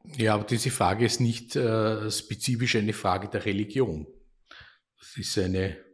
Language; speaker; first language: German; native; German